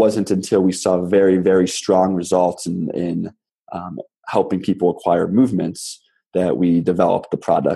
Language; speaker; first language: English; native; English